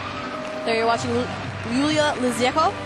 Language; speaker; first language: English; native; English